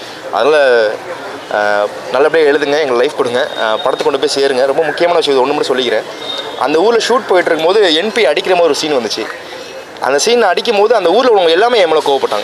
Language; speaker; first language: Tamil; native; Tamil